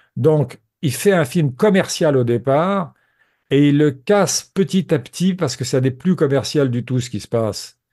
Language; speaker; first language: French; native; French